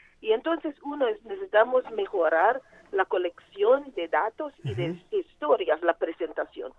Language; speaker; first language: Spanish; non-native, fluent; Portuguese